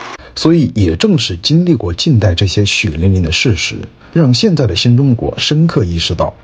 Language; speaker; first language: Chinese; native; Chinese